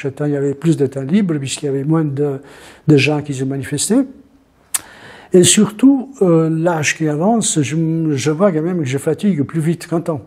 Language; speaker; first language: French; non-native, fluent; Italian